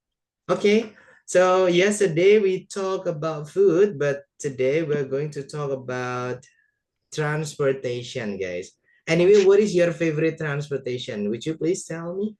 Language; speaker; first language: English; non-native, fluent; Indonesian